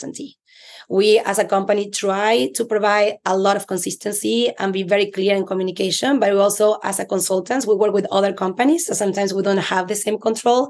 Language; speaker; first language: English; non-native, fluent; Spanish